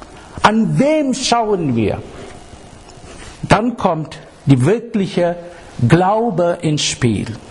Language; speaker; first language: German; non-native, fluent; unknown